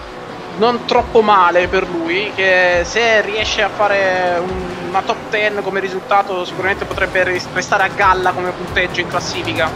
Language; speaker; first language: Italian; native; Italian